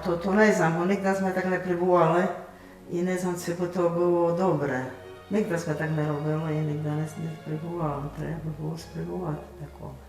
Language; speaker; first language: Polish; non-native, local second language; Rusyn